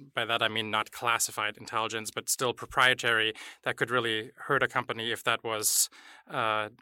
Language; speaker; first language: English; non-native, fluent; German